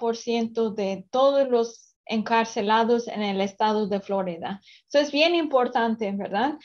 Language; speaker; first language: Spanish; early bilingual, other home language; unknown